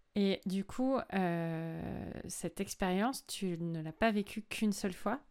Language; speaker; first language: French; native; French